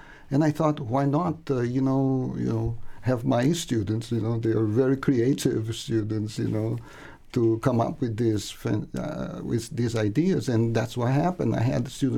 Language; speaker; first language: English; non-native, fluent; Portuguese